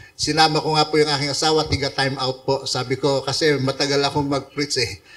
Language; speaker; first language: Filipino; non-native, local second language; Iloko